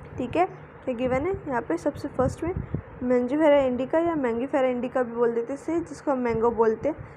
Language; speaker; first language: Hindi; native; Hindi